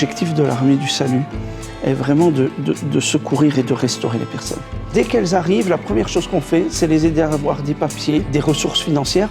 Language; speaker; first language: French; native; French